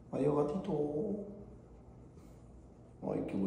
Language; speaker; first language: Spanish; native; Spanish